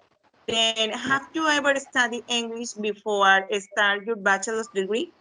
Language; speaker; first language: English; non-native, learner; Spanish